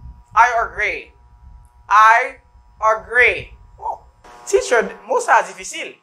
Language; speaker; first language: English; non-native, fluent; Haitian Creole